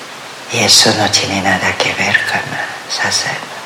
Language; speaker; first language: Spanish; non-native, fluent; French